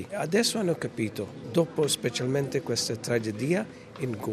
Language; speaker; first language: Italian; non-native, fluent; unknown